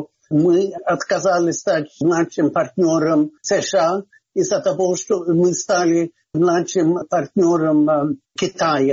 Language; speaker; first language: Russian; non-native, fluent; Swedish